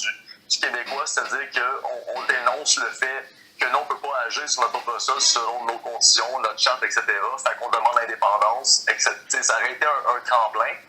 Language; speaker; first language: French; native; French